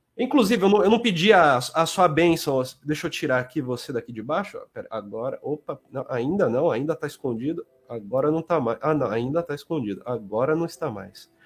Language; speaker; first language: Portuguese; native; Portuguese